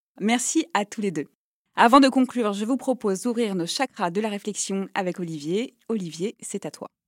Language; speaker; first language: French; native; French